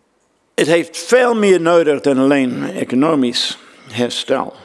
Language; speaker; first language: Dutch; non-native, fluent; English